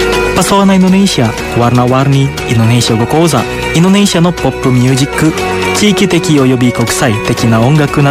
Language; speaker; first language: Japanese; non-native, fluent; Indonesian